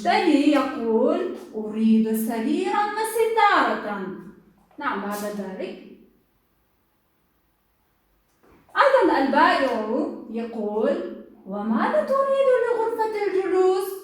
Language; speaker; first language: Arabic; non-native, fluent; Kyrgyz